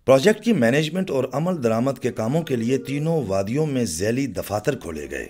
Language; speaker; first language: Urdu; native; Urdu